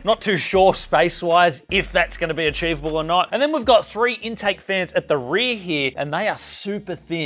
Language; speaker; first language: English; native; English